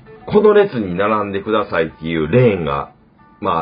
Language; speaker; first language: Japanese; native; Japanese